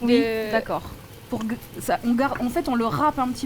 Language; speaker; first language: French; native; French